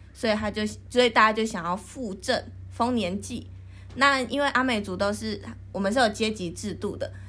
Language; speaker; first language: Chinese; native; Chinese